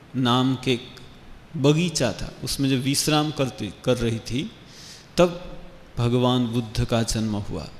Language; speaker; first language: Hindi; non-native, local second language; Bangla